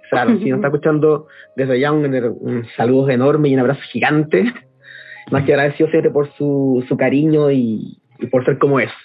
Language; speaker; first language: Spanish; native; Spanish